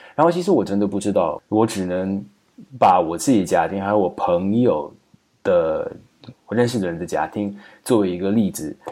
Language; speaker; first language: Chinese; non-native, fluent; Slovak